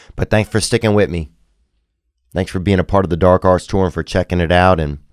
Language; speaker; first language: English; native; English